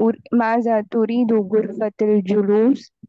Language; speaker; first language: Arabic; non-native, learner; Urdu